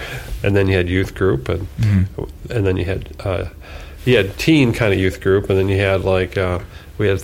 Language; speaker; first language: English; native; English